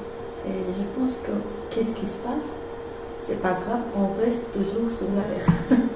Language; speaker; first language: French; non-native, learner; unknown